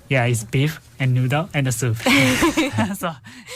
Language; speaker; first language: English; non-native, fluent; Chinese